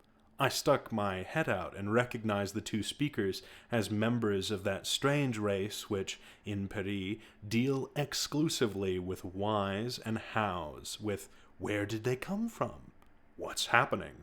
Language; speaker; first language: English; native; English